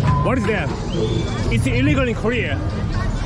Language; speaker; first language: English; non-native, learner; Korean